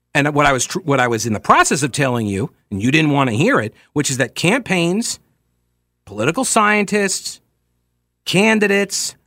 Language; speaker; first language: English; native; English